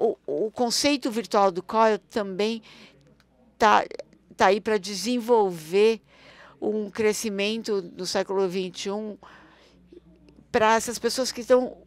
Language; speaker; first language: Portuguese; non-native, fluent; German